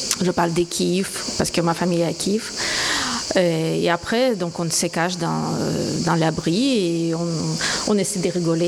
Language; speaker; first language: French; non-native, fluent; Ukrainian